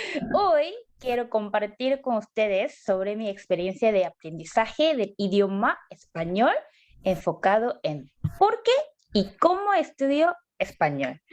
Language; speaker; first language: Spanish; non-native, learner; Korean